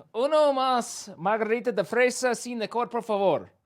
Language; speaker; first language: Spanish; non-native, learner; English